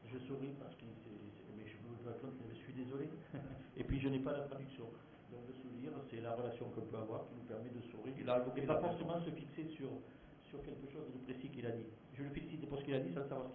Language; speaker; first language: French; native; French